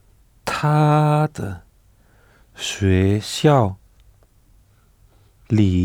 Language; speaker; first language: Chinese; non-native, learner; French